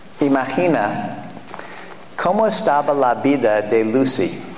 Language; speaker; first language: Spanish; non-native, fluent; English